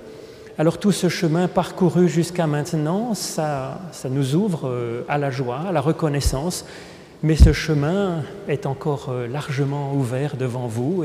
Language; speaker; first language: French; native; French